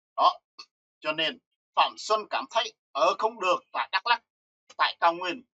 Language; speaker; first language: Vietnamese; non-native, local second language; Jarai